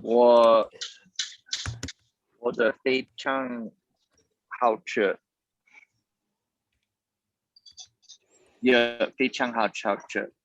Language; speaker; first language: Chinese; non-native, learner; English